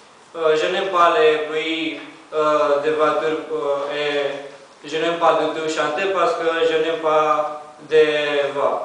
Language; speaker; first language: French; non-native, learner; Romanian